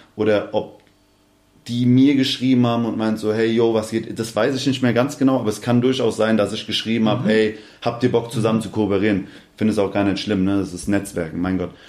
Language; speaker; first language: German; native; German